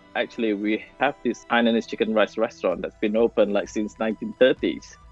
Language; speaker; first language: English; non-native, local second language; Malay